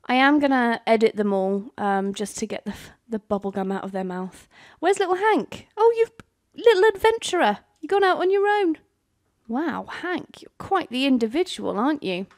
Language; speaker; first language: English; native; English